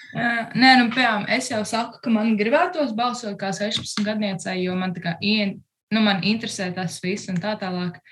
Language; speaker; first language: Latvian; early bilingual, heritage; Latvian